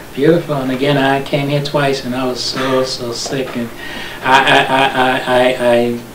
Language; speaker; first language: English; native; English